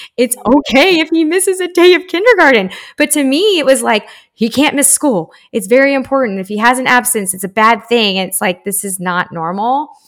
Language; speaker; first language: English; native; English